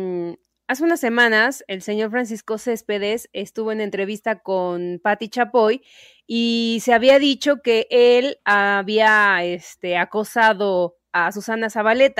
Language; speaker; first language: Spanish; native; Spanish